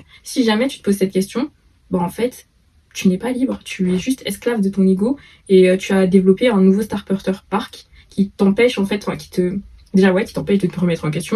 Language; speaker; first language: French; native; French